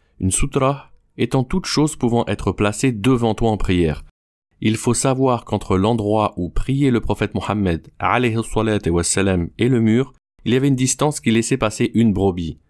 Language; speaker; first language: French; native; French